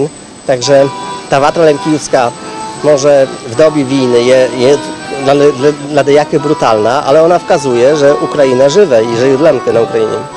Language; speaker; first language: Polish; non-native, local second language; Rusyn